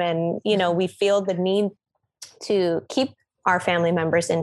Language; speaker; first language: English; native; English